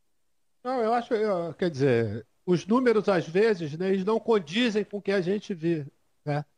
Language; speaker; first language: Portuguese; native; Portuguese